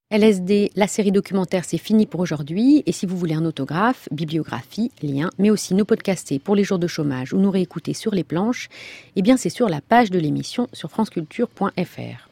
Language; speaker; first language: French; native; French